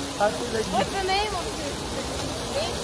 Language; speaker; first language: English; non-native, learner; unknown